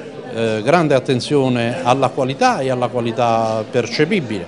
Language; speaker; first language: Italian; native; Italian